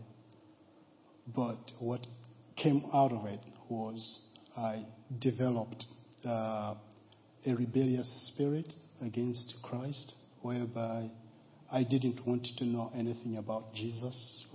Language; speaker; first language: English; non-native, local second language; Nyanja